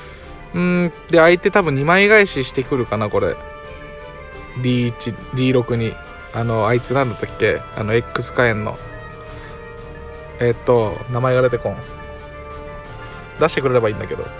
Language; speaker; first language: Japanese; native; Japanese